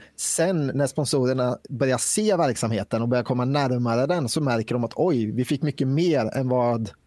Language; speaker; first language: Swedish; native; Swedish